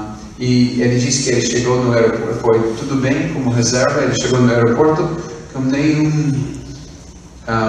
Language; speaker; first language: Portuguese; non-native, fluent; English